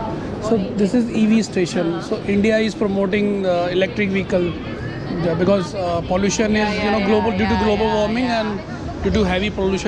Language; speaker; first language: English; non-native, local second language; Hindi